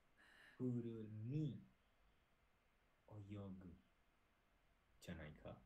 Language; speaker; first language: Japanese; non-native, learner; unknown